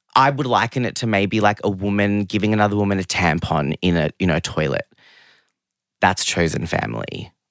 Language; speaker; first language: English; early bilingual, other home language; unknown